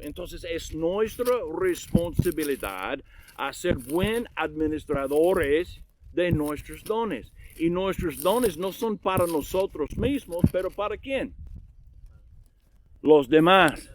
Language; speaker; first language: Spanish; non-native, learner; English